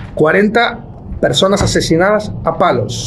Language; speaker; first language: Spanish; native; Spanish